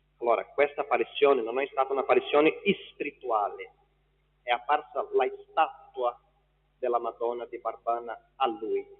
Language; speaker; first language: Italian; non-native, fluent; Portuguese